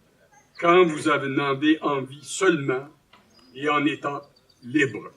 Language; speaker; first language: French; native; French